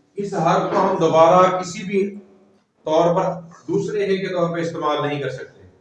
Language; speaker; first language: Urdu; non-native, local second language; Punjabi